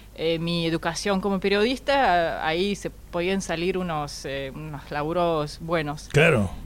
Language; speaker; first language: Spanish; non-native, fluent; Russian